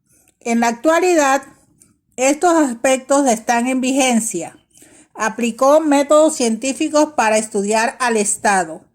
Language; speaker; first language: Spanish; native; Spanish